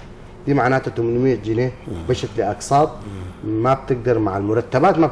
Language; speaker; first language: Arabic; native; Arabic